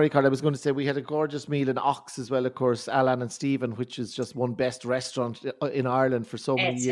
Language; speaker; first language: English; native; English